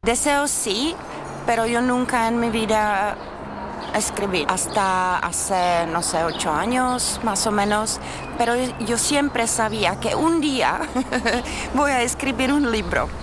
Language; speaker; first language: Spanish; non-native, fluent; Czech